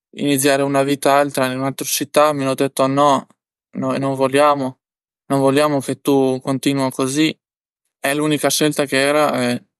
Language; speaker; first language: Italian; non-native, learner; Albanian